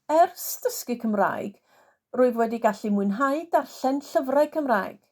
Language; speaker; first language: Welsh; non-native, fluent; English